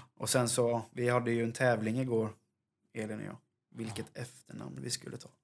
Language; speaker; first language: Swedish; native; Swedish